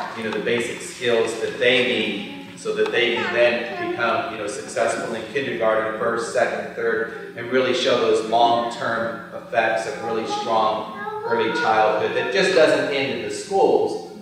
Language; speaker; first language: English; native; English